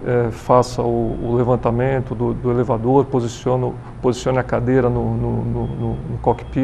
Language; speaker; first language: Portuguese; native; Portuguese